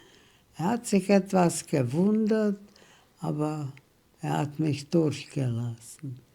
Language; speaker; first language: German; early bilingual, heritage; German